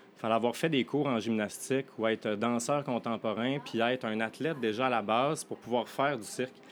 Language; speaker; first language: French; native; French